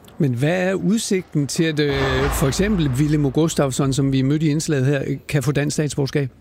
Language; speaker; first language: Danish; native; Danish